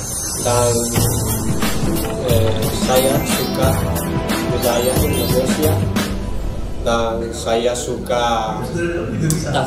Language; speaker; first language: Indonesian; non-native, learner; Spanish